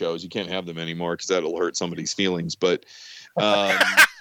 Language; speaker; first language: English; native; English